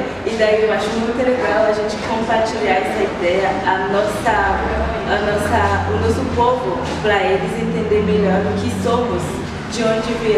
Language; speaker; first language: Portuguese; non-native, fluent; Haitian Creole